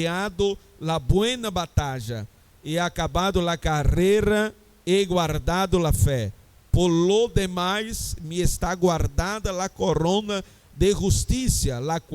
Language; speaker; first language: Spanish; non-native, learner; Portuguese